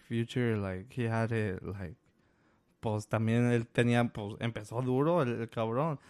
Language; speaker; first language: Spanish; early bilingual, heritage; Spanish